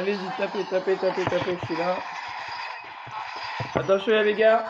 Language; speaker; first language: French; native; French